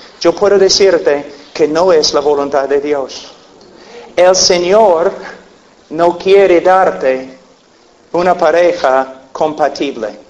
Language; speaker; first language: Spanish; non-native, fluent; English